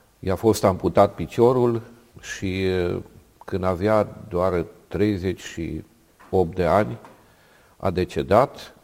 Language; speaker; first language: Romanian; native; Romanian